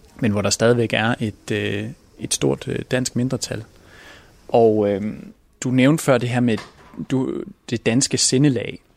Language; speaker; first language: Danish; native; Danish